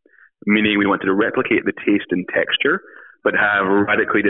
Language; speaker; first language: English; native; English